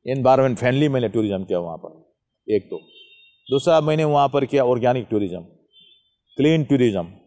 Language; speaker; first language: Hindi; non-native, local second language; Nepali